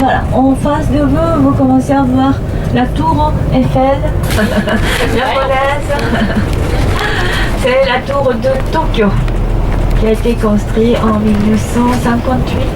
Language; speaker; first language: French; non-native, fluent; Japanese